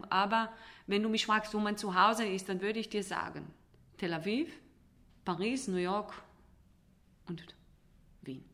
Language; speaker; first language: German; non-native, fluent; Hebrew